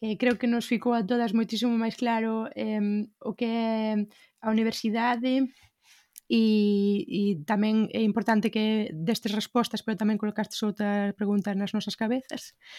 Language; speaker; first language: Galician; native; Galician